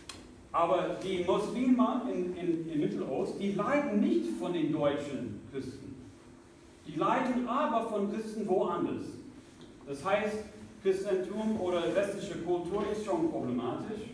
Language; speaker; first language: German; non-native, fluent; English